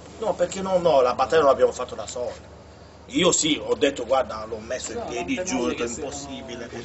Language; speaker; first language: Italian; non-native, fluent; English